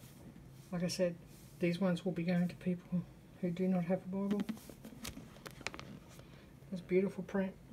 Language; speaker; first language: English; native; English